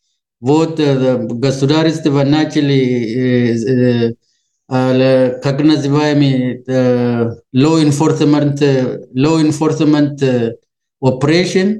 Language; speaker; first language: Russian; non-native, learner; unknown